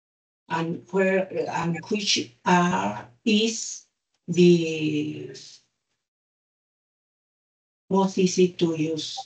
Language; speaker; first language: English; non-native, learner; Spanish